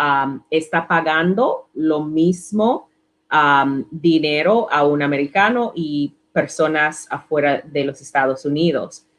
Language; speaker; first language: Spanish; non-native, learner; English